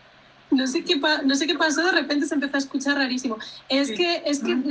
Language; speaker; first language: Spanish; native; Spanish